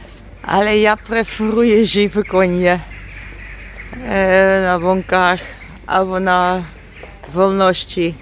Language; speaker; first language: Polish; non-native, learner; Dutch